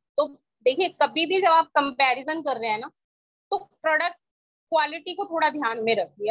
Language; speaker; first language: Hindi; native; Hindi